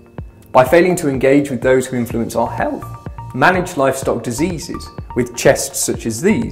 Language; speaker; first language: English; native; English